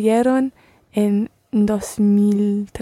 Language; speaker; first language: Spanish; non-native, learner; English